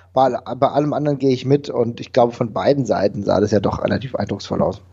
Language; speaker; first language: German; native; German